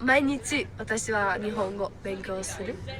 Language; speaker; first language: Japanese; non-native, learner; Slovak